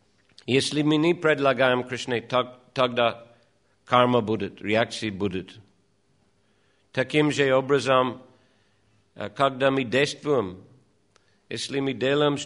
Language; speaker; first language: Russian; non-native, fluent; English